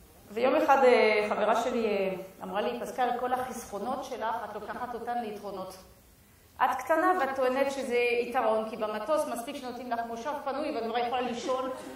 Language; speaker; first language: Hebrew; non-native, fluent; French